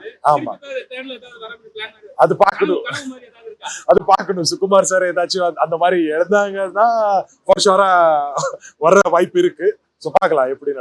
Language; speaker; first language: Tamil; non-native, local second language; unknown